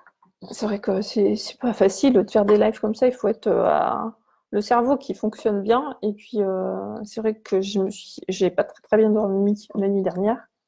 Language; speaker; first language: French; native; French